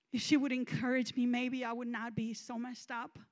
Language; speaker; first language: English; non-native, fluent; Spanish